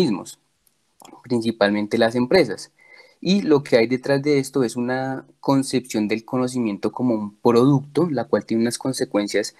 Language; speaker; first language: Spanish; native; Spanish